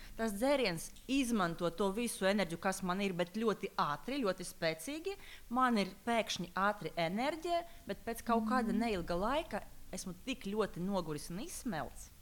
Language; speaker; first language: Latvian; non-native, local second language; Russian